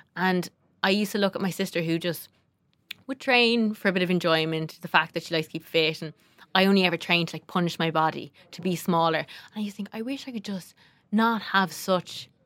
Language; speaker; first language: English; native; English